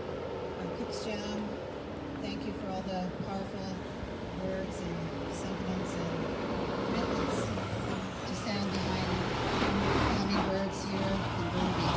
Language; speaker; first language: English; native; English